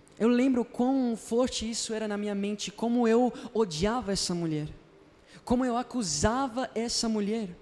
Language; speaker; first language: Portuguese; non-native, fluent; Spanish